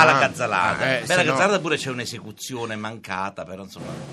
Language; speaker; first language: Italian; native; Italian